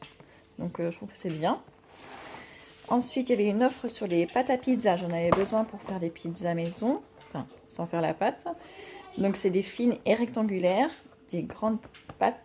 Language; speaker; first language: French; native; French